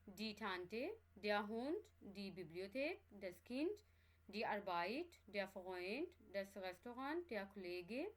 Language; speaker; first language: German; non-native, fluent; Urdu